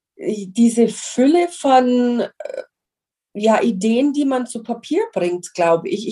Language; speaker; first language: German; non-native, fluent; English